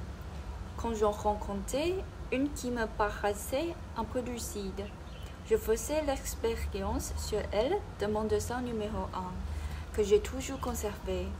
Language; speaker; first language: French; non-native, learner; Chinese